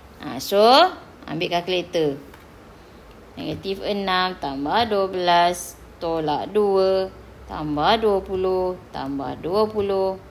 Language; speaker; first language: Malay; native; Malay